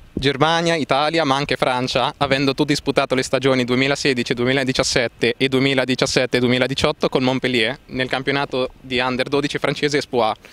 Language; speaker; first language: Italian; native; Italian